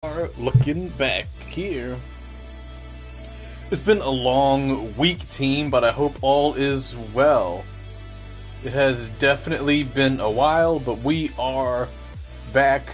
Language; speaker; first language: English; native; English